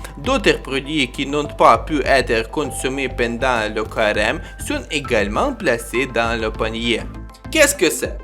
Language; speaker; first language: French; non-native, learner; Ukrainian